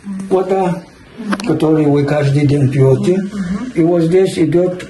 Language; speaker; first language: Russian; non-native, fluent; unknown